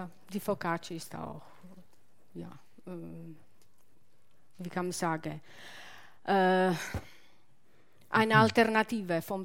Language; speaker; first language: German; non-native, learner; Italian